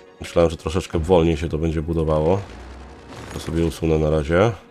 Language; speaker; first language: Polish; native; Polish